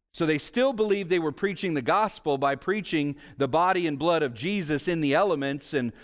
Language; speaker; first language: English; native; English